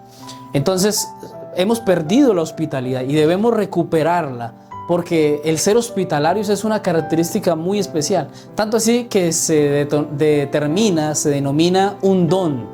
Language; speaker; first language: Spanish; native; Spanish